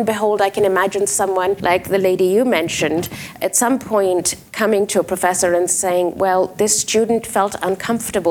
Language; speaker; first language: English; non-native, local second language; Urdu